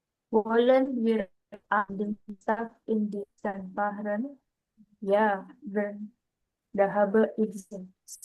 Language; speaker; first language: German; non-native, learner; Indonesian